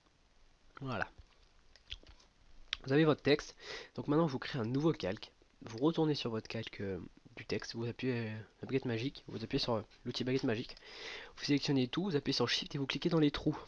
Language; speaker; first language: French; native; French